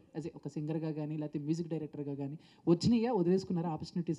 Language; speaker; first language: Telugu; native; Telugu